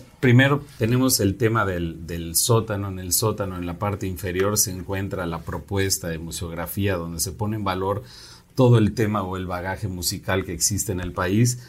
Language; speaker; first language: Spanish; native; Spanish